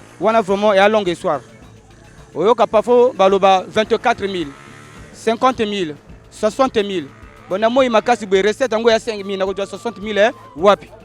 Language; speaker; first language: Lingala; native; Lingala